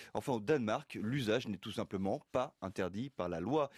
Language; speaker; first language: French; native; French